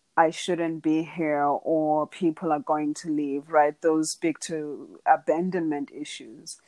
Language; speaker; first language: English; non-native, local second language; Xhosa